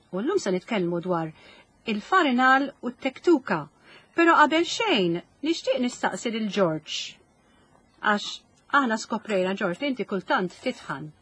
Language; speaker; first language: Maltese; native; Maltese